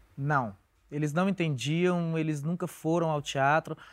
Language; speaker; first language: Portuguese; native; Portuguese